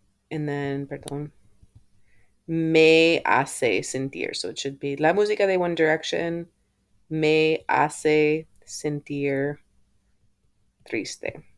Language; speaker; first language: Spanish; non-native, fluent; English